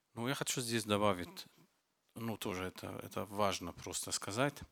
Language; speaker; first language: Russian; non-native, fluent; Arabic